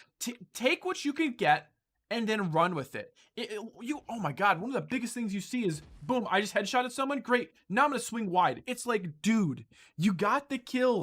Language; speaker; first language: English; native; English